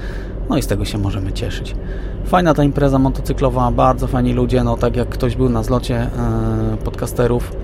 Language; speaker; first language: Polish; native; Polish